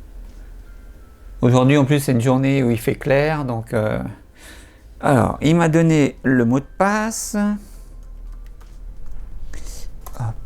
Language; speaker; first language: French; native; French